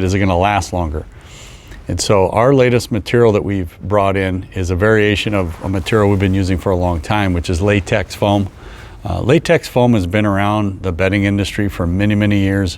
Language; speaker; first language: English; native; English